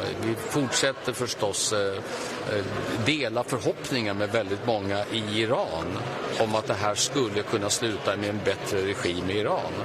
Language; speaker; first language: Swedish; native; Swedish